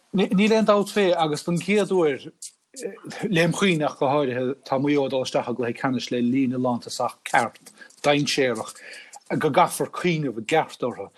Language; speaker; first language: Irish; native; Irish